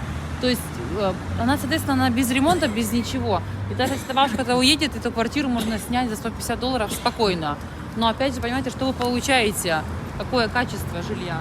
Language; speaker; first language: Russian; native; Russian